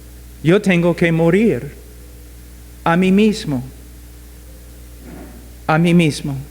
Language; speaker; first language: Spanish; non-native, fluent; English